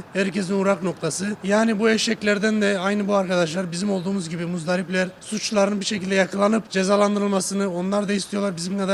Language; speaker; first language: Turkish; native; Turkish